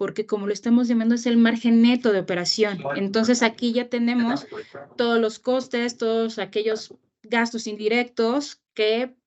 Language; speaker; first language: Spanish; native; Spanish